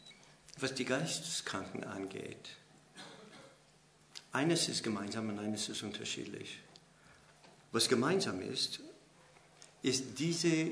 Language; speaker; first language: German; non-native, fluent; English